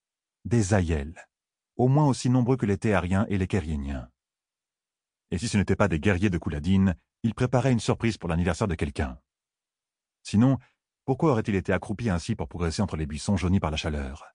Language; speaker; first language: French; native; French